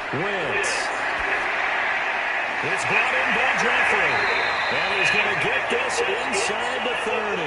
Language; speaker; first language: English; native; English